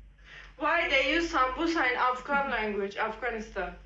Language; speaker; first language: English; non-native, fluent; Persian